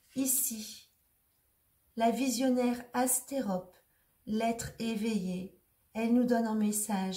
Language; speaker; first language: French; native; French